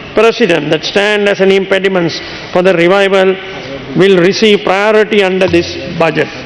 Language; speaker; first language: English; non-native, local second language; Sinhala